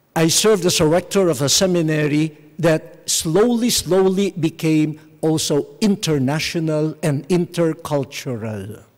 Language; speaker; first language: English; non-native, local second language; Filipino